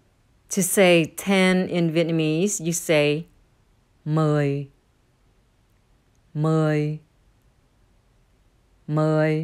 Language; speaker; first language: English; non-native, fluent; Vietnamese